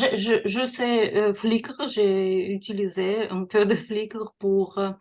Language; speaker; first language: French; non-native, learner; Russian